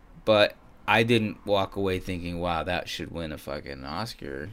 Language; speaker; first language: English; early bilingual, other home language; Spanish